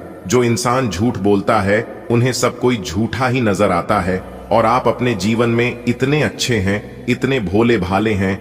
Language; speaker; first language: Hindi; native; Hindi